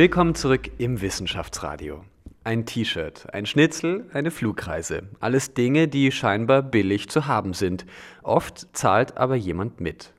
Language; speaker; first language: German; native; German